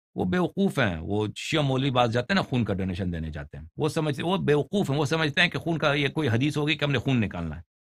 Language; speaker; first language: Urdu; non-native, fluent; Persian